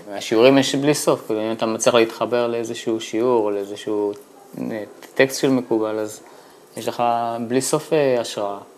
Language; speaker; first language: Hebrew; early bilingual, other home language; French